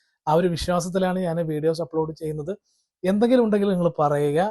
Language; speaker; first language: Malayalam; non-native, fluent; Kannada